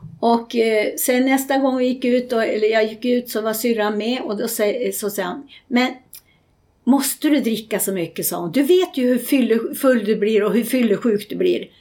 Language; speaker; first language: Swedish; native; Swedish